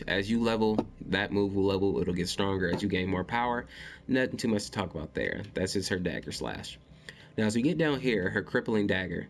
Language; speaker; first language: English; native; English